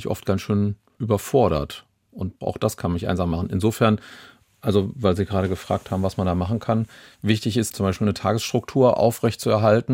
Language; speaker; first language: German; native; German